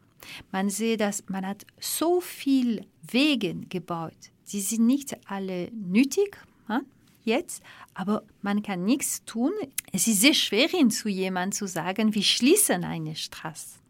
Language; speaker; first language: German; non-native, fluent; French